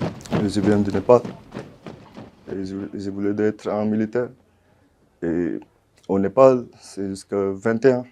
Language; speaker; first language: French; non-native, fluent; Nepali